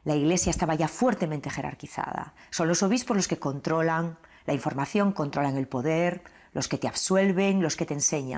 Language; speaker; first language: Spanish; native; Spanish